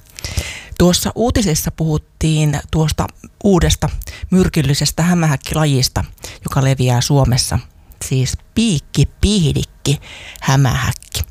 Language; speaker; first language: Finnish; native; Finnish